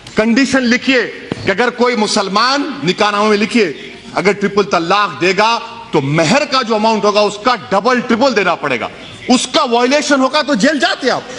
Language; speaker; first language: Urdu; native; Urdu